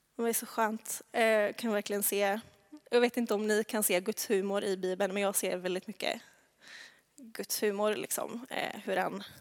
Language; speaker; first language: Swedish; native; Swedish